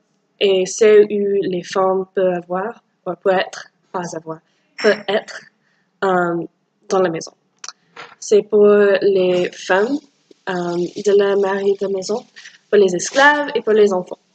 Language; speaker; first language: French; non-native, learner; English